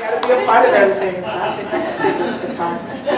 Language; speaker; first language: English; native; English